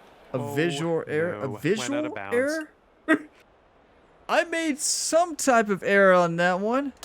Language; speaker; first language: English; native; English